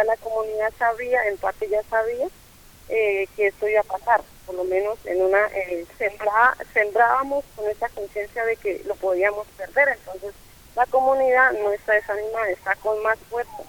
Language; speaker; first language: Spanish; native; Spanish